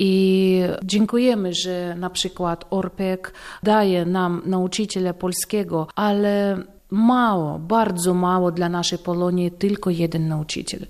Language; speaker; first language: Polish; non-native, fluent; Russian